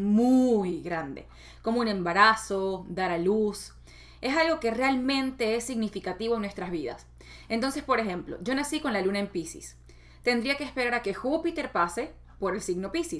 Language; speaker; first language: Spanish; native; Spanish